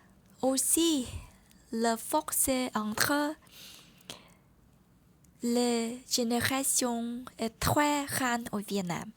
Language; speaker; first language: French; non-native, learner; Vietnamese